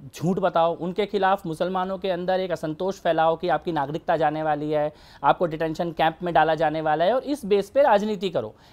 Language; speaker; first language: Hindi; native; Hindi